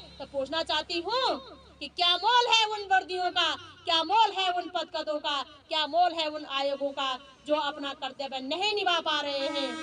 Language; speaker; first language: Hindi; native; Hindi